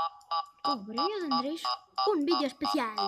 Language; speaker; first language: Spanish; native; Spanish